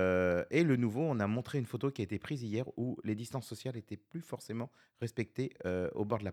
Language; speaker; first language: French; native; French